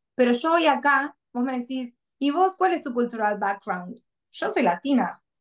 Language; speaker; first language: Spanish; native; Spanish